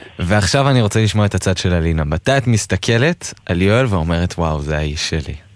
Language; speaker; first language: Hebrew; native; Hebrew